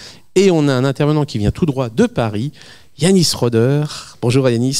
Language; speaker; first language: French; native; French